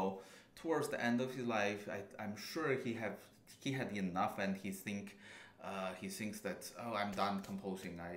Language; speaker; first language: English; non-native, fluent; Chinese